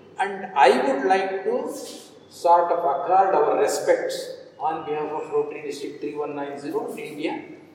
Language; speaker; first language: English; non-native, local second language; Kannada